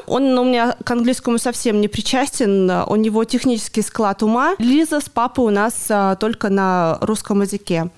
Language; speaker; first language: Russian; native; Russian